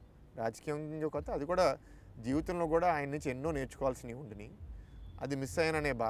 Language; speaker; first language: Telugu; native; Telugu